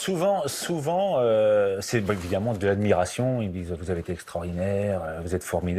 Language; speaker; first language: French; native; French